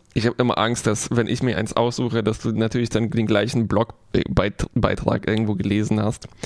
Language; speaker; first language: German; non-native, fluent; Polish